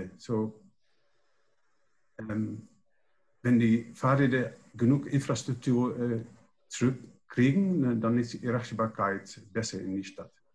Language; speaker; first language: German; non-native, learner; Dutch